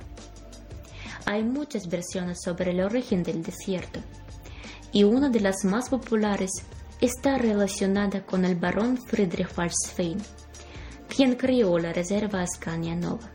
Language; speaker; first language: Spanish; non-native, fluent; Ukrainian